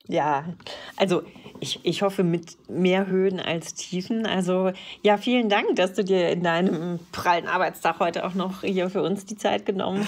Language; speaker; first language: German; native; German